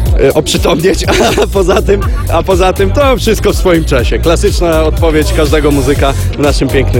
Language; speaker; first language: Polish; native; Polish